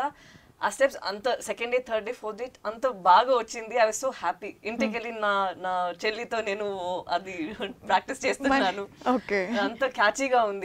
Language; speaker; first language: Telugu; non-native, local second language; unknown